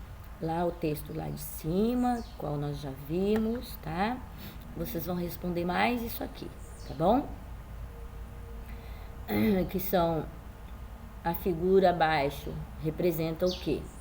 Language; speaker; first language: Portuguese; native; Portuguese